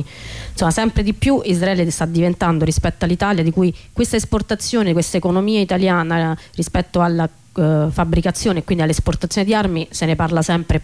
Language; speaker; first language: Italian; native; Italian